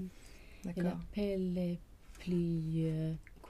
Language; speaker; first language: French; non-native, learner; Swedish